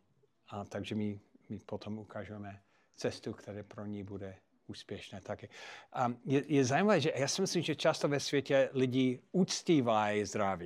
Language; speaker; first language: Czech; non-native, fluent; English